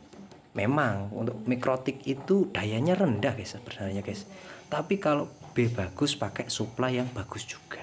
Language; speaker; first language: Indonesian; native; Indonesian